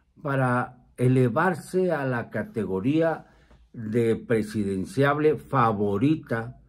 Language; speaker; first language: Spanish; native; Spanish